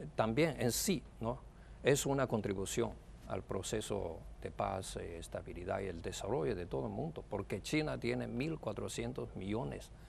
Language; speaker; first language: Spanish; non-native, fluent; Chinese